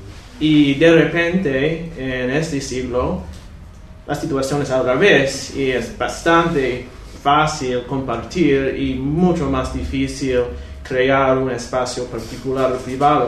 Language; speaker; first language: Spanish; non-native, fluent; English